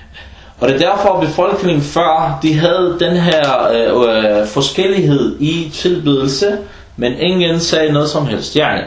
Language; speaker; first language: Danish; early bilingual, other home language; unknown